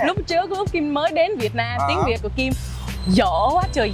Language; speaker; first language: Vietnamese; non-native, fluent; English